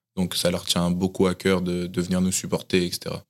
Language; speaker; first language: French; native; French